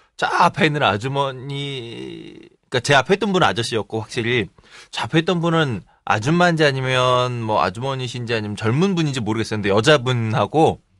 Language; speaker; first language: Korean; native; Korean